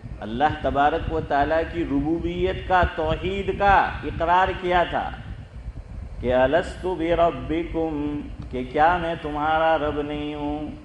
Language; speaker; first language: Urdu; non-native, local second language; Gujarati